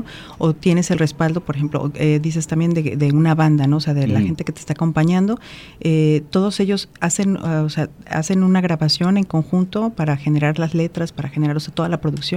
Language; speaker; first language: Spanish; native; Spanish